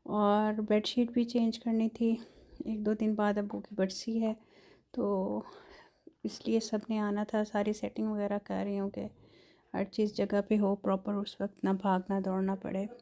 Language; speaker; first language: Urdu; non-native, local second language; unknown